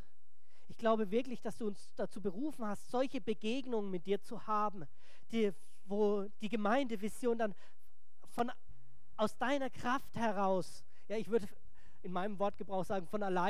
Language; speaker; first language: German; native; German